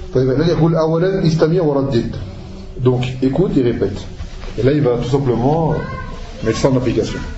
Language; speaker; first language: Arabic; non-native, fluent; French